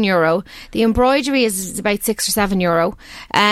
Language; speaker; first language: English; native; English